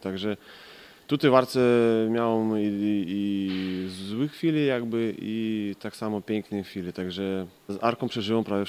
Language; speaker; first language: Polish; non-native, fluent; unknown